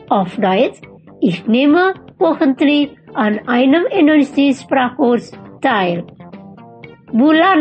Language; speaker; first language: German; non-native, fluent; Indonesian